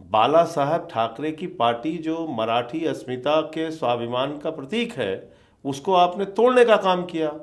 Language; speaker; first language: Hindi; native; Hindi